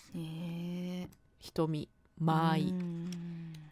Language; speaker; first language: Japanese; native; Japanese